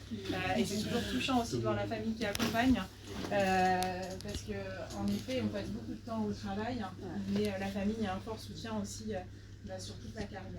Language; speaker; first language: French; native; French